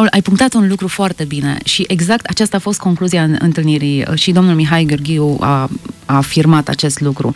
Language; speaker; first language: Romanian; native; Romanian